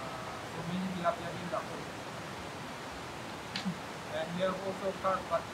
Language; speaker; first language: English; non-native, local second language; Filipino